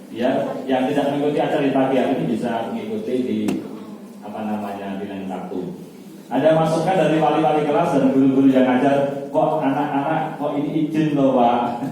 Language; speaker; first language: Indonesian; native; Indonesian